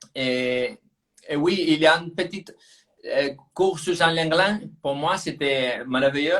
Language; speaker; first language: French; non-native, fluent; Spanish